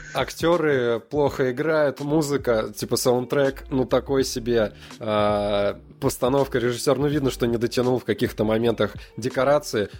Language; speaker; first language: Russian; native; Russian